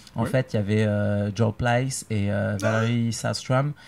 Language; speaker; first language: French; native; French